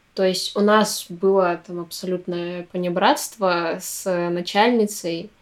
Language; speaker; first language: Russian; native; Russian